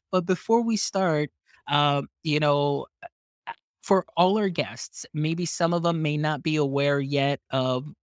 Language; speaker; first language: English; early bilingual, other home language; Spanish